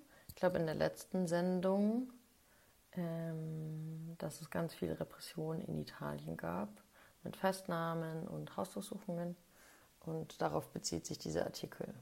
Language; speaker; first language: German; native; German